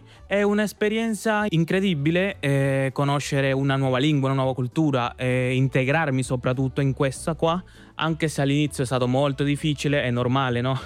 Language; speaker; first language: Italian; non-native, fluent; Spanish